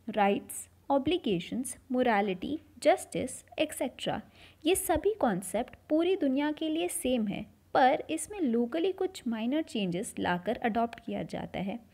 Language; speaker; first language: Hindi; native; Hindi